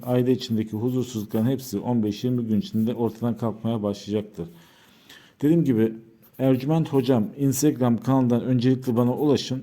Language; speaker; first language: Turkish; native; Turkish